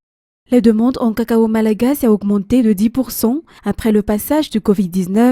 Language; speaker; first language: French; non-native, local second language; Malagasy